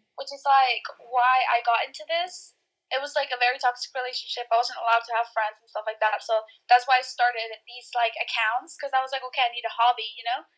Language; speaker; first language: English; early bilingual, other home language; Spanish